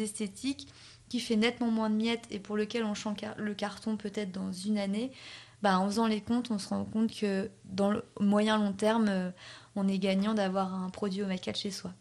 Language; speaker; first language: French; native; French